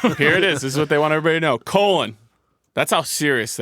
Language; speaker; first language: English; native; English